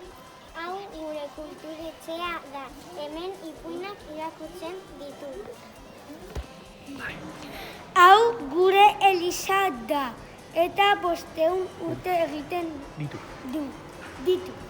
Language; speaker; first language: Basque; non-native, local second language; Spanish